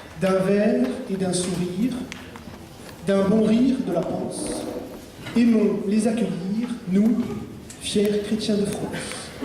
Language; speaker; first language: French; native; French